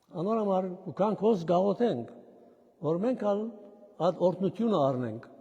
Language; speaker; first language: Armenian; native; Armenian